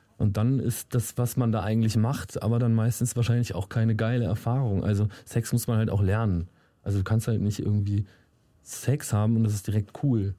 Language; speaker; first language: German; native; German